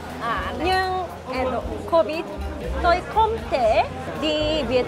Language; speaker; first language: Vietnamese; non-native, learner; Japanese